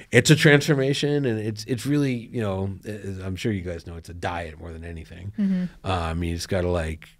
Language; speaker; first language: English; native; English